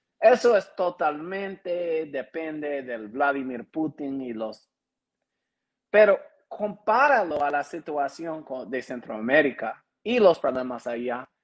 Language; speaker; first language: Spanish; non-native, learner; English